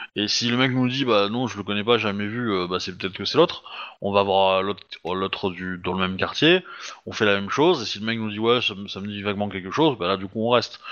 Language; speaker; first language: French; native; French